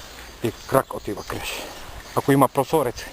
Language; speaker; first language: Bulgarian; non-native, learner; Finnish